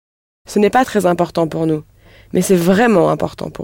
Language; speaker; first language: French; non-native, learner; English